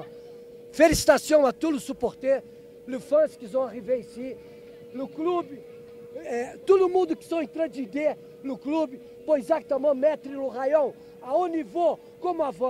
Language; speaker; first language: French; non-native, learner; Portuguese